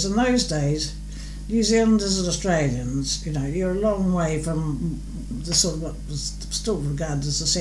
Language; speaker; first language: English; native; English